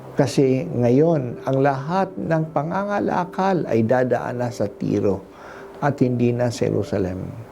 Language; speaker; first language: Filipino; non-native, local second language; Hiligaynon